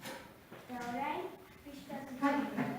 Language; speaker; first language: Basque; non-native, local second language; Spanish